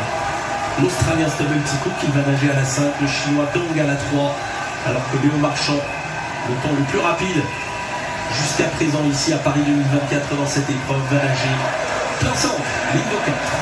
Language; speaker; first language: French; native; French